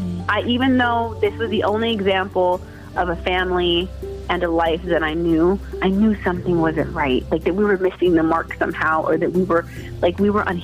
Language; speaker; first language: English; native; English